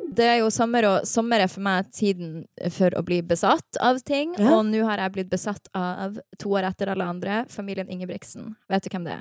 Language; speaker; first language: Norwegian; native; Norwegian